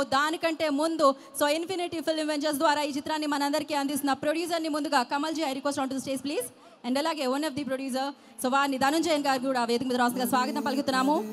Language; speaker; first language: Telugu; native; Telugu